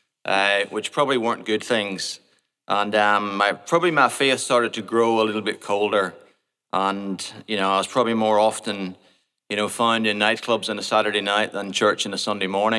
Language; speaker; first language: English; native; English